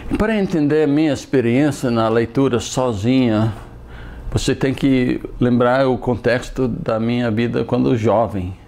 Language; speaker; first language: Portuguese; non-native, fluent; English